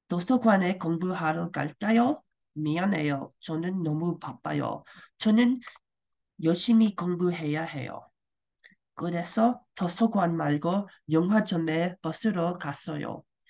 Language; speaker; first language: Korean; non-native, learner; English